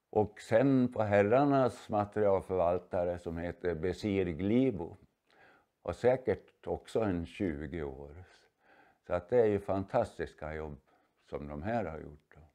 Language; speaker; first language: Swedish; native; Swedish